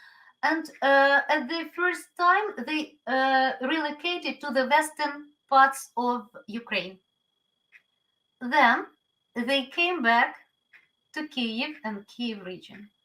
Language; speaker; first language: English; non-native, learner; Ukrainian